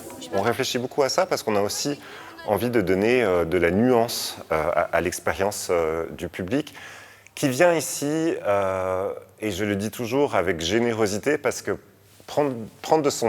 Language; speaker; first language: French; native; French